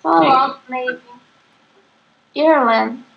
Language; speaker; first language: English; non-native, learner; Portuguese